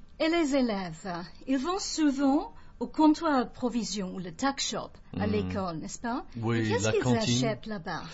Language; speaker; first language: French; non-native, fluent; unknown